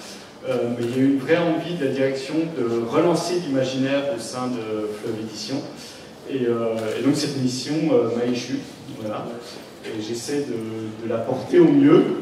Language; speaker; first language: French; native; French